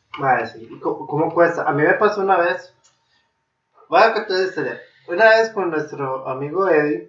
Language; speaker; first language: Spanish; native; Spanish